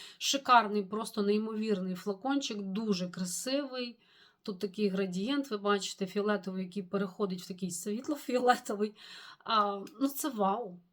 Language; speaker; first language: Ukrainian; non-native, local second language; Russian